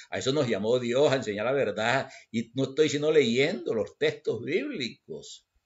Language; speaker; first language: Spanish; native; Spanish